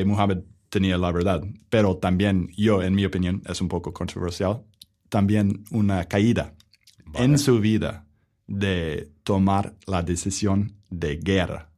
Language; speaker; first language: Spanish; non-native, learner; English